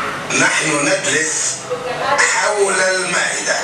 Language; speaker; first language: Arabic; non-native, learner; Indonesian